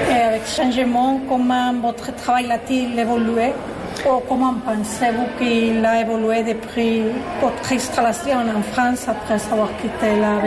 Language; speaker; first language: French; non-native, fluent; Spanish